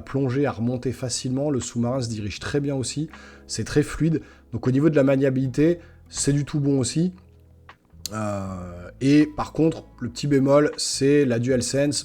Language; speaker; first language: French; native; French